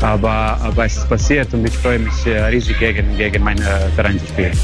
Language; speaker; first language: German; non-native, fluent; Croatian